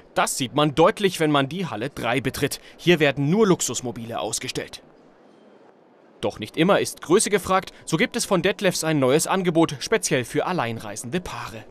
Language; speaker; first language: German; native; German